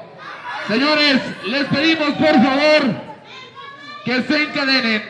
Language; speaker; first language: Spanish; native; Spanish